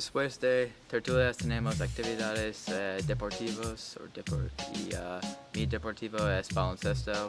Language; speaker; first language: Spanish; non-native, learner; English